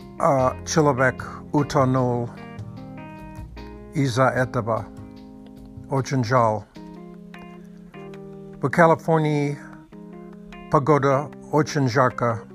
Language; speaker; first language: Russian; non-native, learner; English